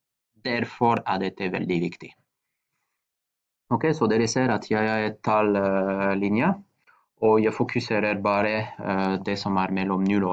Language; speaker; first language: Norwegian; non-native, fluent; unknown